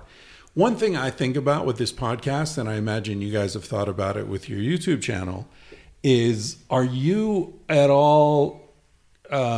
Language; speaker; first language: English; native; English